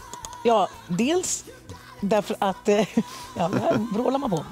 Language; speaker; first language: Swedish; early bilingual, other home language; Spanish